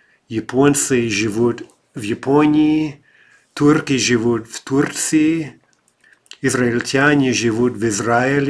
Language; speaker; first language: Russian; non-native, fluent; English